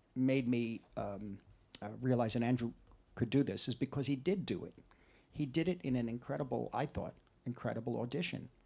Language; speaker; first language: English; native; English